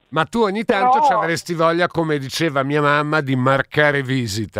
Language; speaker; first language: Italian; native; Italian